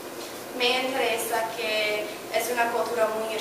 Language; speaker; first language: Spanish; non-native, learner; English